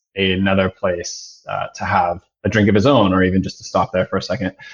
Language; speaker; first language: English; native; English